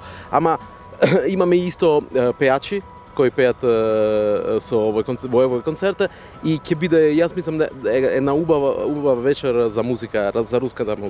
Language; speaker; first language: Macedonian; non-native, fluent; Italian